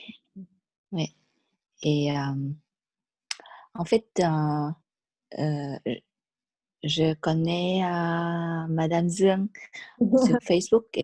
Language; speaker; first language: French; non-native, learner; Vietnamese